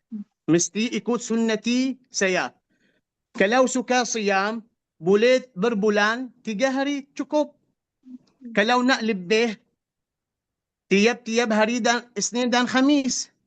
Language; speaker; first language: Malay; non-native, fluent; Arabic